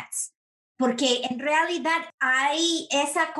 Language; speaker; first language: Spanish; non-native, fluent; English